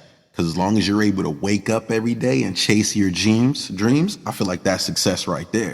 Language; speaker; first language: English; native; English